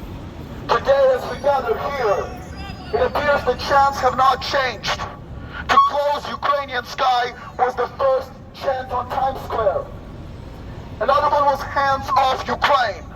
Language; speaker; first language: English; non-native, fluent; Ukrainian